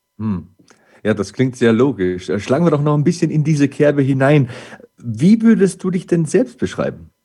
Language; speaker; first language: German; native; German